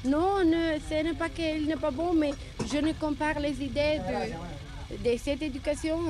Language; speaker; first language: French; non-native, learner; Spanish